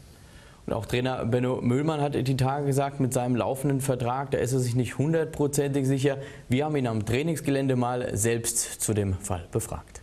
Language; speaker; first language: German; native; German